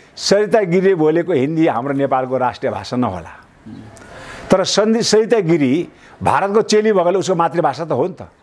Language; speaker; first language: Nepali; non-native, local second language; Sherpa